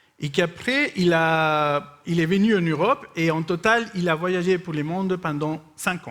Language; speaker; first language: French; non-native, fluent; Spanish